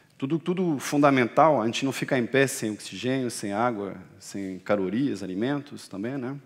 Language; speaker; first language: Portuguese; non-native, fluent; French